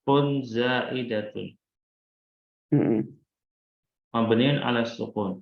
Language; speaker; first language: Arabic; non-native, fluent; Indonesian